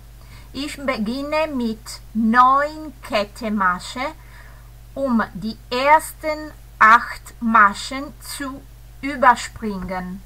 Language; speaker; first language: German; non-native, fluent; Italian